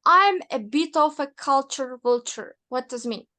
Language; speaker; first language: English; non-native, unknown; Kazakh